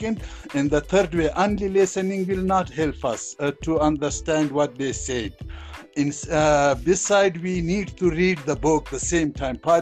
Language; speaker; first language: English; non-native, learner; Persian